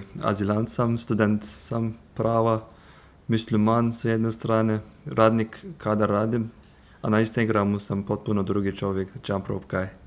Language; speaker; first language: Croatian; non-native, fluent; Turkish